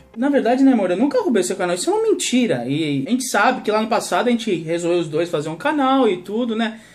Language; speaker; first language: Portuguese; native; Portuguese